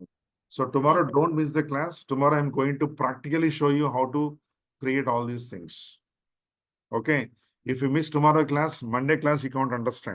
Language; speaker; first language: English; non-native, local second language; Telugu